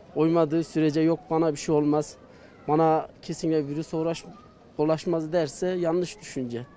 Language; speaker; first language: Turkish; native; Turkish